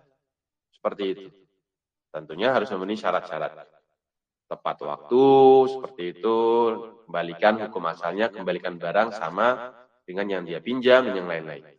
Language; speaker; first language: Indonesian; native; Indonesian